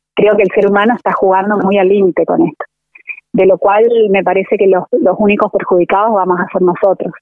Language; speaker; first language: Spanish; native; Spanish